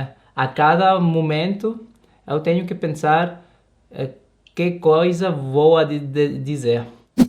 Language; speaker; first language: Portuguese; non-native, learner; Spanish